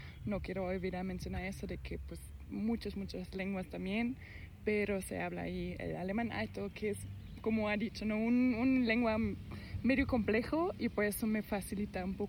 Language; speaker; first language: Spanish; non-native, fluent; German